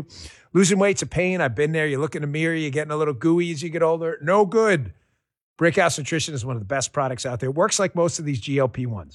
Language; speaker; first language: English; native; English